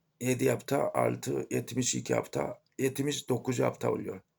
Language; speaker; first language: Turkish; non-native, fluent; Korean